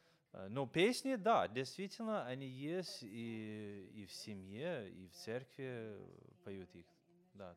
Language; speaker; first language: Russian; non-native, fluent; English